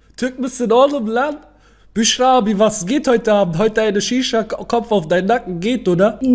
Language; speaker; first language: German; early bilingual, other home language; Portuguese